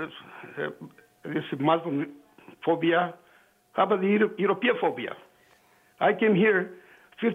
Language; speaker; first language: English; non-native, fluent; Greek